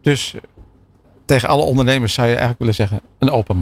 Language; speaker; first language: Dutch; native; Dutch